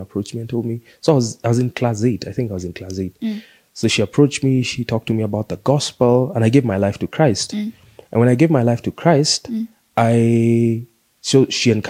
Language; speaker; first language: English; non-native, local second language; Swahili